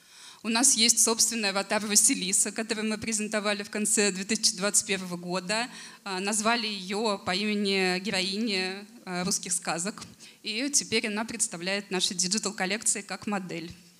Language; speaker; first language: Russian; native; Russian